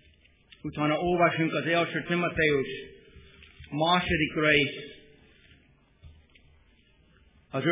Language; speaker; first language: Hungarian; non-native, fluent; English